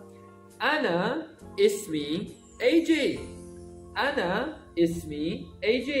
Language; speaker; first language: Arabic; early bilingual, heritage; Arabic